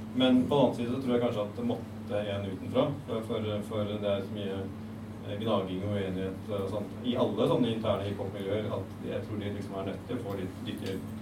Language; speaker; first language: Norwegian; native; Norwegian